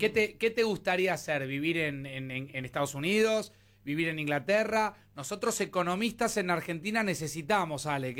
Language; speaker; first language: Spanish; native; Spanish